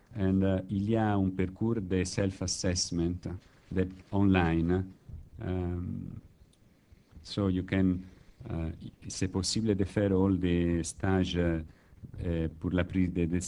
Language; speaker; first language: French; non-native, learner; Italian